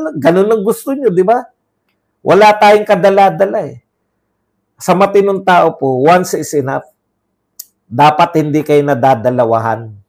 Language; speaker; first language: Filipino; non-native, local second language; Iloko